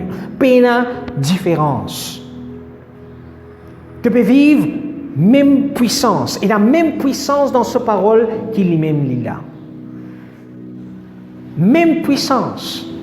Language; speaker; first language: French; non-native, learner; Morisyen